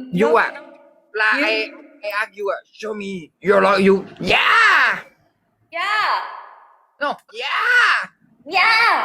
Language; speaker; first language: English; non-native, learner; Thai